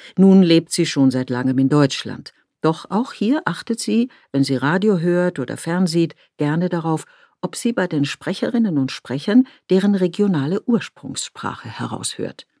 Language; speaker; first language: German; native; German